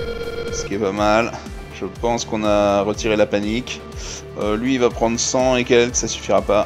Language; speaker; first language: French; native; French